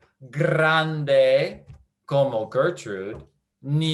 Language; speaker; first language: Spanish; non-native, learner; English